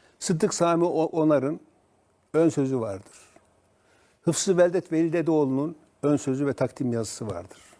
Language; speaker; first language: Turkish; native; Turkish